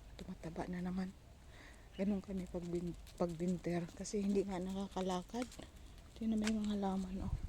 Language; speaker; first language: Filipino; non-native, local second language; Cebuano